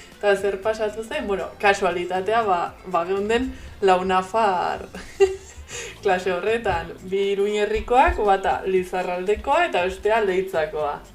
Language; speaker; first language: Basque; non-native, local second language; Spanish